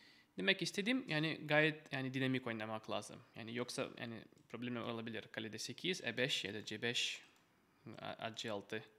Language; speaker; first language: Turkish; non-native, fluent; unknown